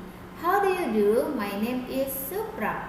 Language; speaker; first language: English; non-native, fluent; Indonesian